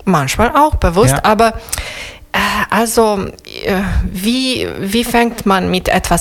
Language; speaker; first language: German; non-native, fluent; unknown